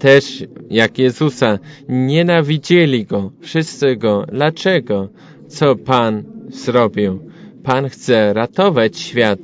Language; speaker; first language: Polish; non-native, learner; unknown